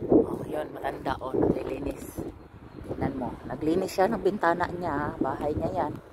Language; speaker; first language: Filipino; native; Filipino